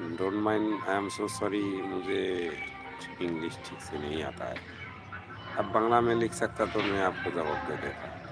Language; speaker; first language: Hindi; non-native, fluent; Bangla